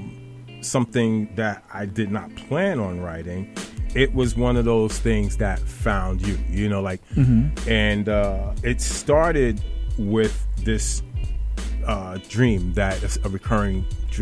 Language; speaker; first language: English; native; English